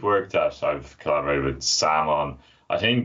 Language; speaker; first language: English; native; English